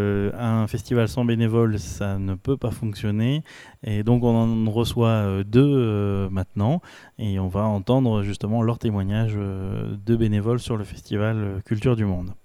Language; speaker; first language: French; native; French